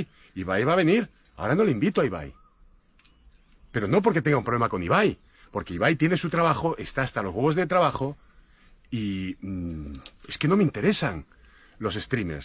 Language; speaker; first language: Spanish; native; Spanish